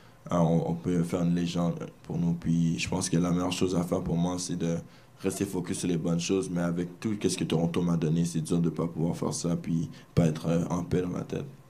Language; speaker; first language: French; native; French